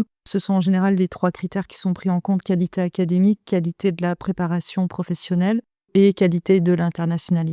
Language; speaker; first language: French; native; French